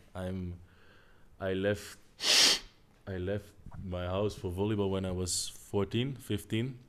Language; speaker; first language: English; non-native, fluent; Dutch